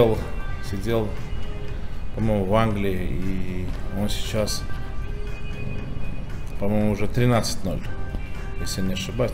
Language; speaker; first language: Russian; native; Russian